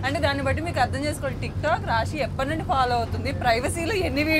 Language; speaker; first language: Telugu; native; Telugu